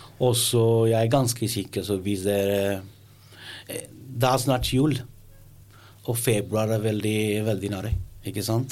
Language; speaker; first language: Norwegian; non-native, learner; Italian